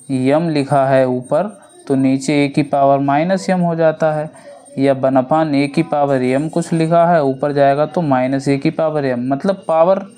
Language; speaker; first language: Hindi; native; Hindi